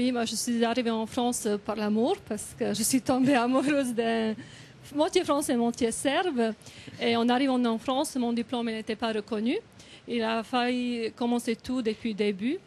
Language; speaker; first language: French; non-native, fluent; Serbian